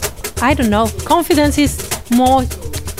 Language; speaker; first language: English; non-native, fluent; Spanish